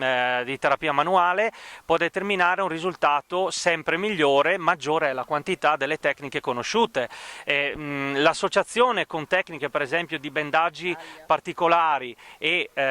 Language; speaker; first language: Italian; native; Italian